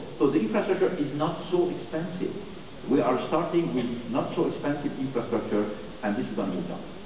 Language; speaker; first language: English; non-native, fluent; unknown